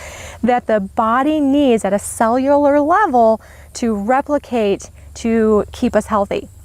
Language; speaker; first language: English; native; English